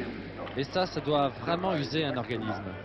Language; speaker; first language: French; native; French